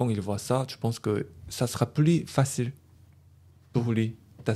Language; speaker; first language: French; non-native, learner; Korean